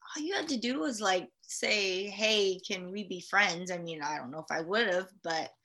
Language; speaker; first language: English; early bilingual, other home language; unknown